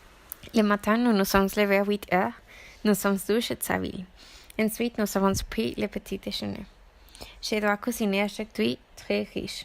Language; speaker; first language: French; non-native, learner; Spanish